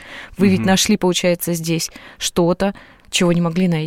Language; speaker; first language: Russian; native; Russian